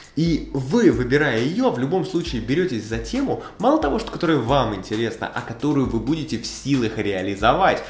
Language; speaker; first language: Russian; native; Russian